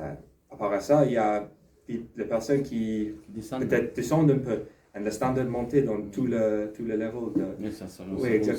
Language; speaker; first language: French; non-native, learner; English